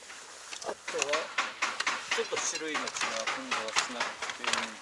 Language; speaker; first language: Japanese; native; Japanese